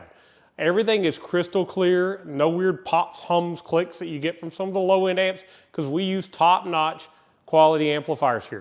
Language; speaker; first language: English; native; English